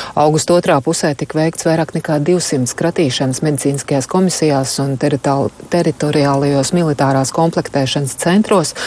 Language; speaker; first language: Latvian; native; Latvian